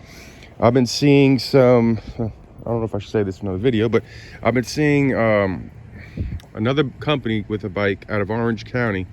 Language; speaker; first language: English; native; English